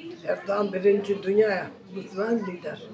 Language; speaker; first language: Turkish; non-native, local second language; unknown